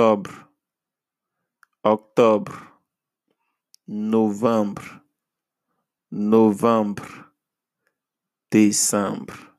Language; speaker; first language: French; non-native, fluent; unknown